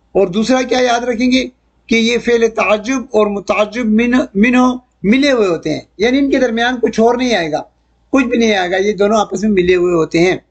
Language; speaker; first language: Urdu; native; Urdu